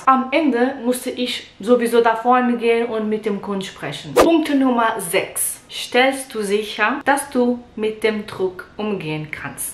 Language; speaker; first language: German; non-native, learner; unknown